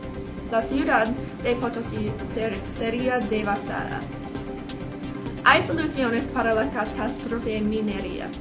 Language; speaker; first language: Spanish; non-native, learner; English